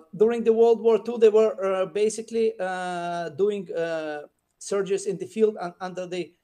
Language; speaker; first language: English; non-native, fluent; Russian